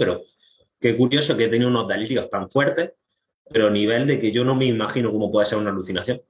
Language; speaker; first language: Spanish; native; Spanish